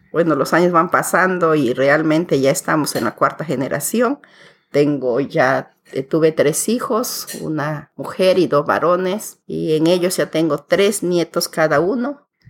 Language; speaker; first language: Spanish; native; Spanish